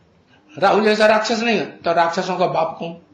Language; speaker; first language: Hindi; native; Hindi